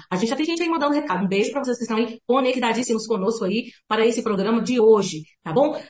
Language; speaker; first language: Portuguese; native; Portuguese